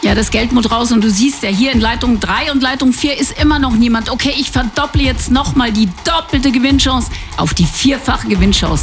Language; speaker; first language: German; native; German